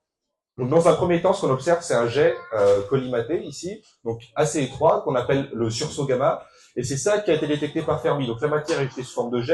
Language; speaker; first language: French; native; French